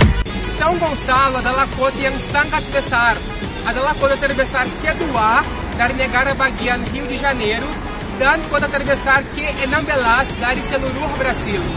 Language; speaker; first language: Indonesian; non-native, fluent; Portuguese